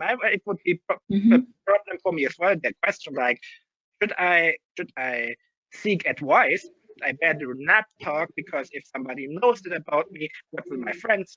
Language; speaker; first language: English; non-native, fluent; German